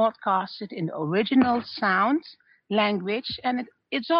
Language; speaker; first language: English; non-native, fluent; Dutch